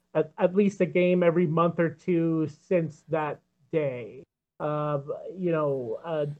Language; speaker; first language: English; native; English